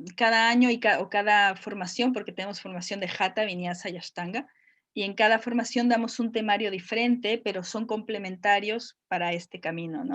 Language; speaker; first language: Spanish; native; Spanish